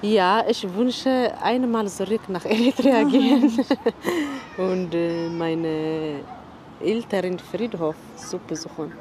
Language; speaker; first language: German; non-native, learner; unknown